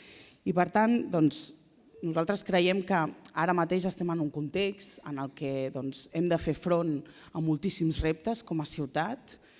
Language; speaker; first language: Catalan; native; Catalan